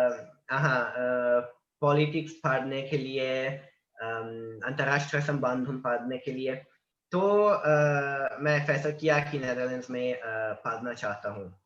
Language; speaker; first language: Hindi; non-native, learner; Italian